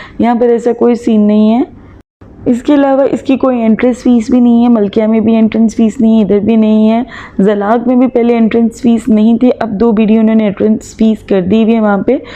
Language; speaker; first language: Urdu; native; Urdu